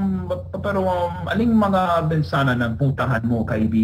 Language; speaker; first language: Filipino; non-native, learner; English